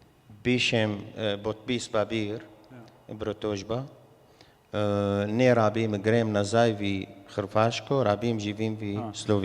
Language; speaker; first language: Slovenian; non-native, learner; Arabic